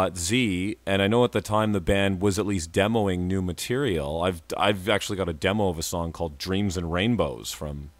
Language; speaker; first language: English; native; English